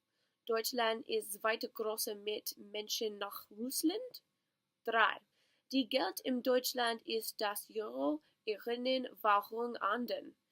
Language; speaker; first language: German; non-native, learner; English